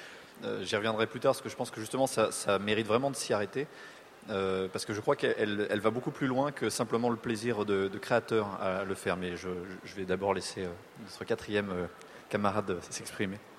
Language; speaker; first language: French; native; French